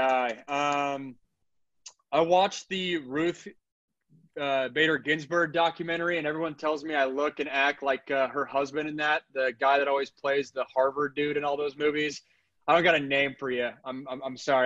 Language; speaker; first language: English; native; English